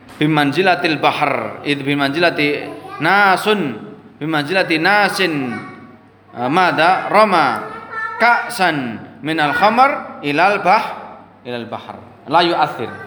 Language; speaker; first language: Arabic; non-native, fluent; Indonesian